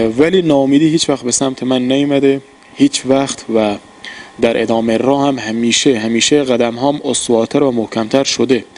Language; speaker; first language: Persian; non-native, local second language; Baluchi